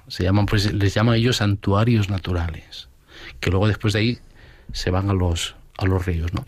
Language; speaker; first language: Spanish; native; Spanish